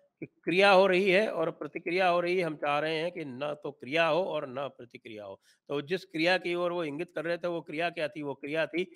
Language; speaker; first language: Hindi; native; Hindi